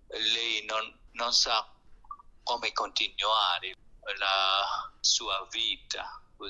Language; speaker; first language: Italian; non-native, learner; Burmese